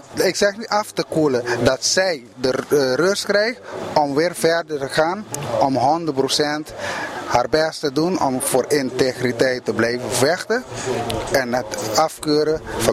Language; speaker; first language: Dutch; non-native, local second language; Papiamento